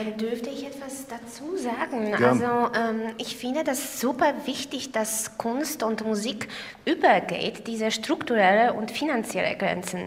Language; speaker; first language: German; non-native, fluent; Polish